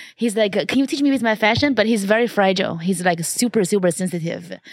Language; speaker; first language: English; non-native, fluent; Chinese